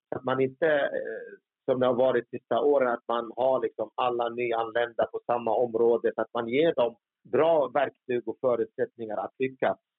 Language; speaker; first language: Swedish; early bilingual, other home language; Turoyo